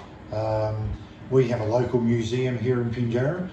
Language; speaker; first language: English; native; English